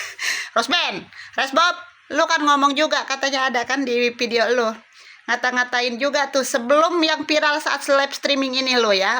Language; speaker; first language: Indonesian; native; Indonesian